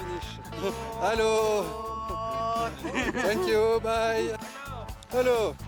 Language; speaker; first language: English; non-native, learner; French